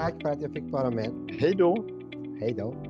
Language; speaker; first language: Swedish; non-native, fluent; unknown